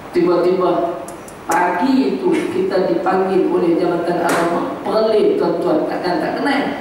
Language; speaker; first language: Malay; native; Malay